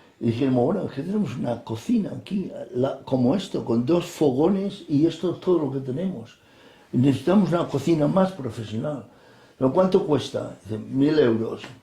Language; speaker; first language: Spanish; native; Spanish